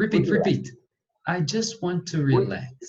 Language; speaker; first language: English; non-native, fluent; Portuguese